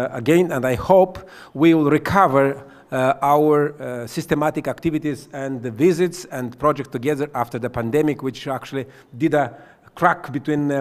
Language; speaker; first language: English; non-native, fluent; Romanian